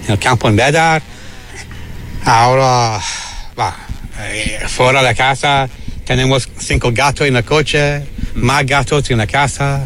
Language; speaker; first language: Spanish; non-native, learner; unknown